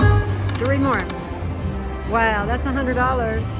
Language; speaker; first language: English; native; English